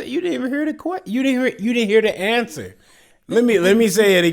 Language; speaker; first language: English; native; English